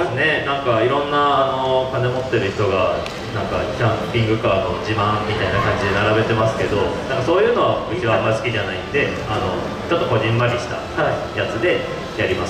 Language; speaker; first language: Japanese; native; Japanese